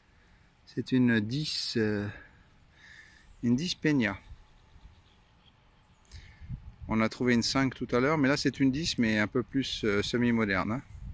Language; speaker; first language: French; native; French